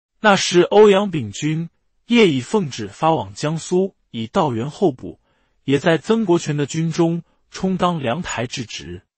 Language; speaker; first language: Chinese; native; Chinese